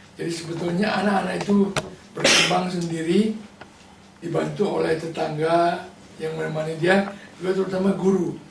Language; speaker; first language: Indonesian; non-native, local second language; Balinese